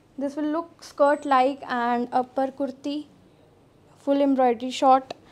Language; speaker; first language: Hindi; non-native, local second language; Punjabi